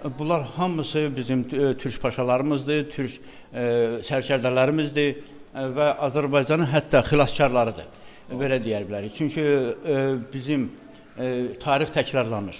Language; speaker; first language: Azerbaijani; native; Azerbaijani